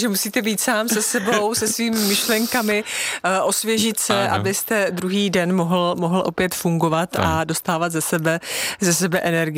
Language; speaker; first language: Czech; native; Czech